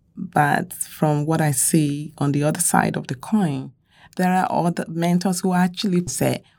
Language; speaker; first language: English; non-native, local second language; Yoruba